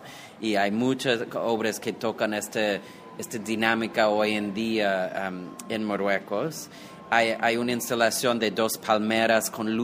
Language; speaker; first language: Spanish; non-native, fluent; English